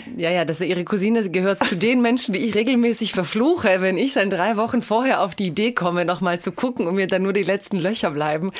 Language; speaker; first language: German; early bilingual, other home language; Croatian